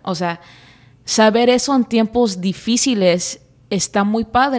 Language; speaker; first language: Spanish; early bilingual, heritage; Spanish